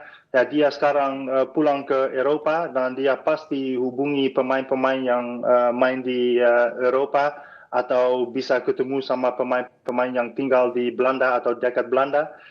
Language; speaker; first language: Indonesian; non-native, fluent; Dutch